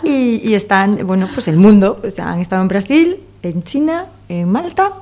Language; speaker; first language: Spanish; native; Spanish